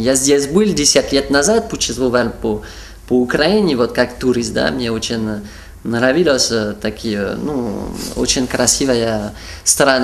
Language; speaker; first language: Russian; non-native, fluent; French